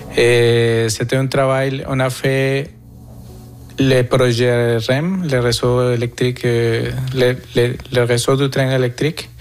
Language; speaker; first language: French; non-native, fluent; Spanish